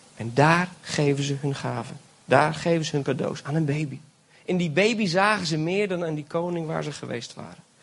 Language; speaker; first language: Dutch; native; Dutch